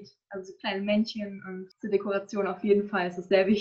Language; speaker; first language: German; native; German